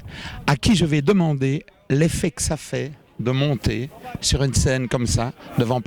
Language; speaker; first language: French; native; French